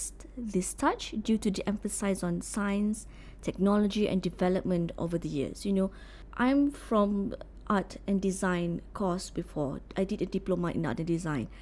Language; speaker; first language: English; non-native, local second language; Malay